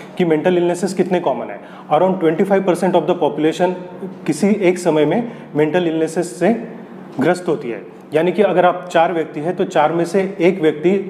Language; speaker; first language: Hindi; non-native, local second language; Marathi